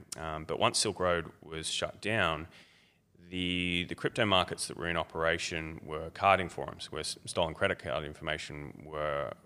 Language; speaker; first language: English; native; English